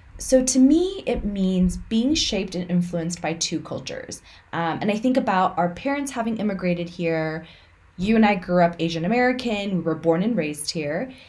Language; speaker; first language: English; early bilingual, other home language; Min Nan Chinese